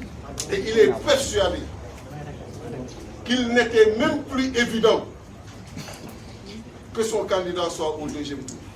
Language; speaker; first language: French; non-native, local second language; Wolof